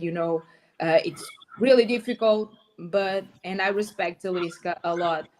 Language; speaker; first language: English; non-native, learner; Portuguese